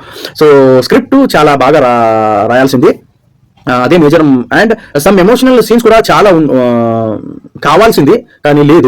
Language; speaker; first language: Telugu; non-native, learner; Kannada